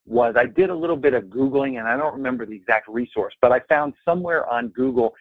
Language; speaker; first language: English; native; English